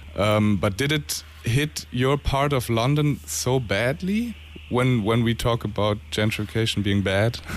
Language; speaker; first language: English; non-native, fluent; German